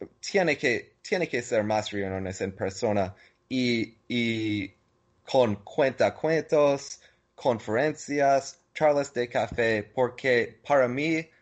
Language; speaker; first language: Spanish; non-native, learner; English